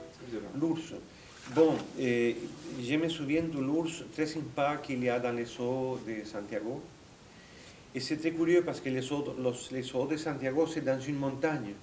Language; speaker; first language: French; non-native, fluent; Spanish